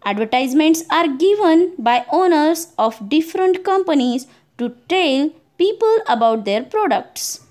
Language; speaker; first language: English; non-native, local second language; Marathi